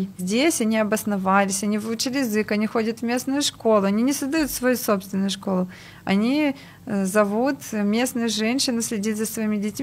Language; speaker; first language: Russian; native; Russian